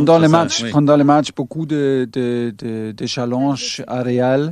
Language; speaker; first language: French; non-native, fluent; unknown